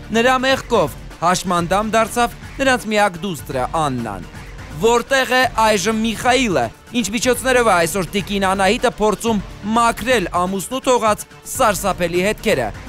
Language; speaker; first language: Armenian; native; Armenian